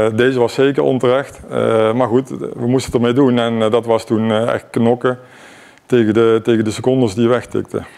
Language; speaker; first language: Dutch; native; Dutch